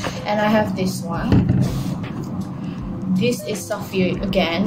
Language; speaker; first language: English; non-native, local second language; Malay